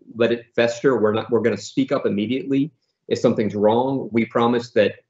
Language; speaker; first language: English; native; English